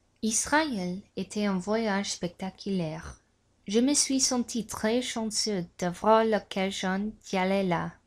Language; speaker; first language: French; non-native, learner; English